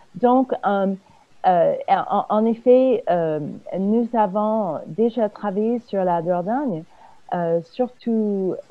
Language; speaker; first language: French; non-native, fluent; English